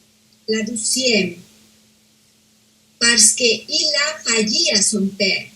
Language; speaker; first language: French; non-native, fluent; Spanish